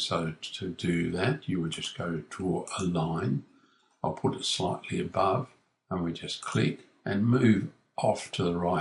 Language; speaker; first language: English; native; English